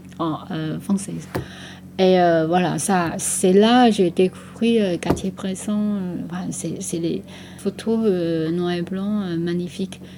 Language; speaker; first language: French; non-native, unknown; Min Nan Chinese